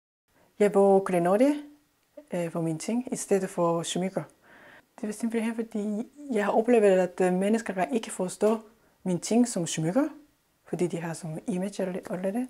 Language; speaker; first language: Danish; non-native, fluent; Japanese